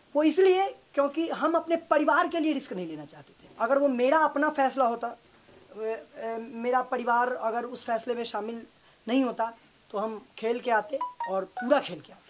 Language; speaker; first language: Hindi; native; Hindi